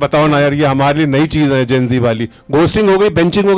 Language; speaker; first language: Hindi; native; Hindi